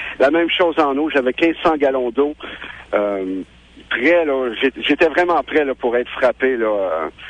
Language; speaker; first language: French; native; French